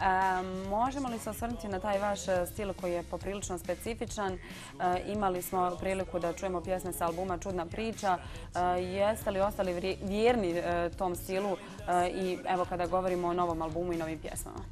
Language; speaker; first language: Bosnian; native; Bosnian